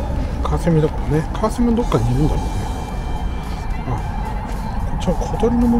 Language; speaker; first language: Japanese; native; Japanese